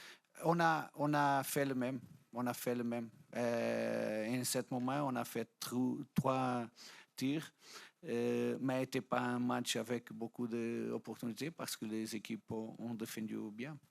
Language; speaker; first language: French; non-native, fluent; Portuguese